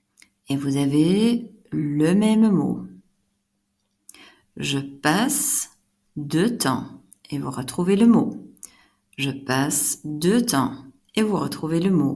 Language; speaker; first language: French; non-native, fluent; Dutch